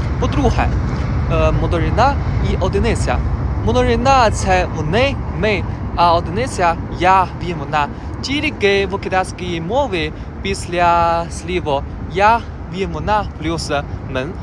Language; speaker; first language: Ukrainian; non-native, learner; Chinese